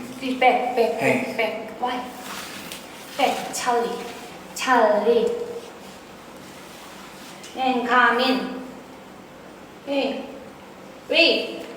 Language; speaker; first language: English; non-native, learner; Korean